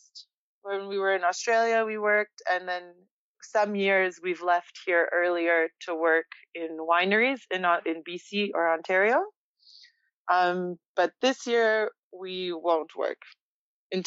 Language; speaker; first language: English; native; English